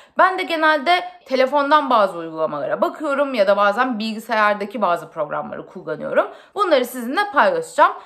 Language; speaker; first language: Turkish; native; Turkish